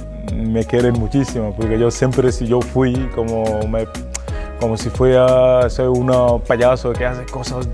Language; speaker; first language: Spanish; non-native, fluent; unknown